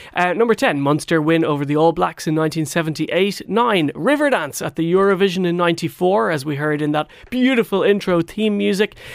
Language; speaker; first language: English; native; English